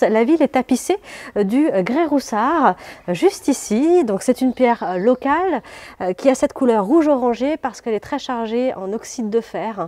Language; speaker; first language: French; native; French